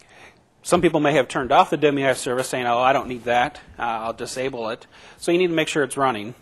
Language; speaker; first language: English; native; English